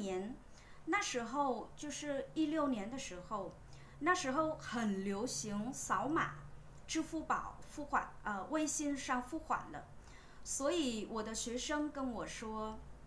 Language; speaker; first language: Chinese; non-native, fluent; Vietnamese